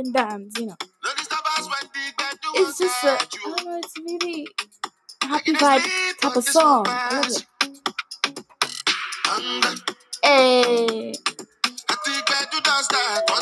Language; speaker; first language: English; non-native, local second language; Igbo